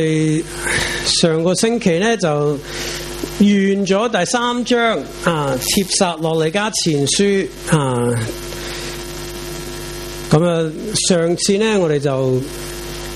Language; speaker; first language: Chinese; non-native, local second language; Cantonese